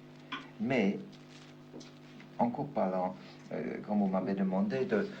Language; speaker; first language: French; non-native, fluent; German